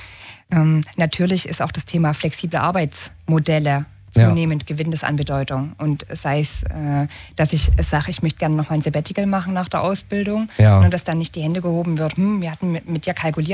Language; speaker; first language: German; native; German